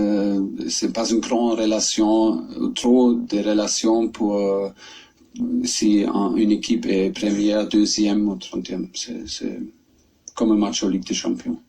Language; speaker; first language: French; non-native, learner; German